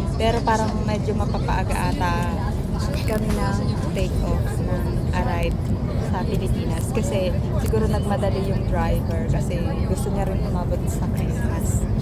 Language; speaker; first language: Filipino; native; Filipino